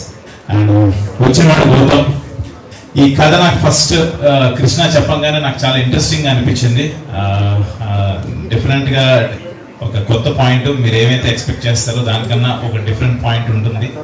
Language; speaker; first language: Telugu; native; Telugu